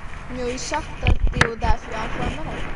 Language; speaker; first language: Swedish; native; Swedish